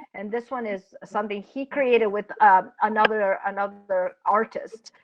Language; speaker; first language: English; non-native, fluent; Italian